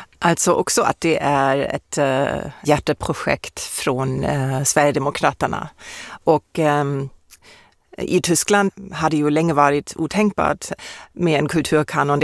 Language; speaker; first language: Swedish; non-native, fluent; German